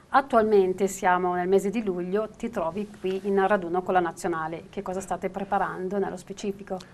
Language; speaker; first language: Italian; native; Italian